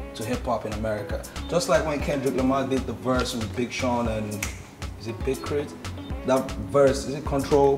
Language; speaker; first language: English; non-native, local second language; Hausa